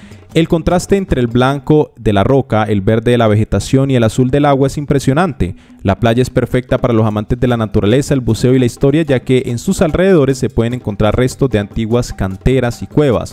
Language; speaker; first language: Spanish; native; Spanish